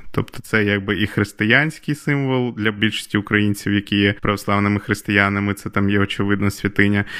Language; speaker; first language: Ukrainian; native; Ukrainian